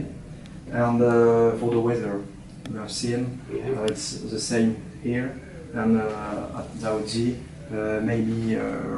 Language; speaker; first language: English; non-native, learner; French